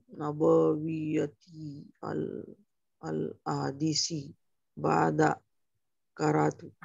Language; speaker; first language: Arabic; non-native, learner; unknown